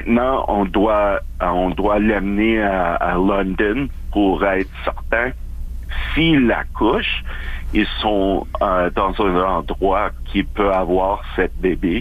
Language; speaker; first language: French; non-native, local second language; English